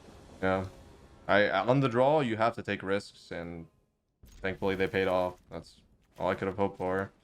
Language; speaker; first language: English; native; English